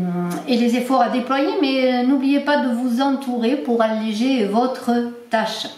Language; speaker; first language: French; native; French